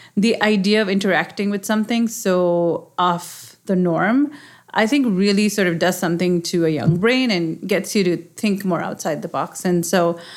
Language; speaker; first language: English; non-native, local second language; Urdu